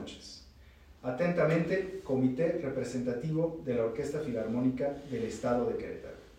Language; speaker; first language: Spanish; native; Spanish